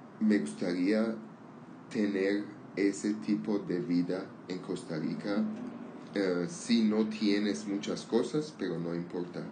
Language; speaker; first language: Spanish; non-native, learner; Armenian